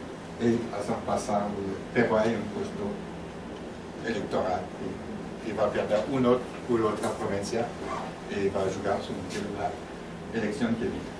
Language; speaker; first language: Spanish; non-native, learner; French